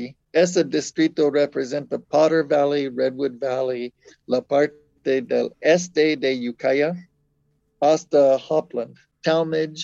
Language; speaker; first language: Spanish; non-native, fluent; English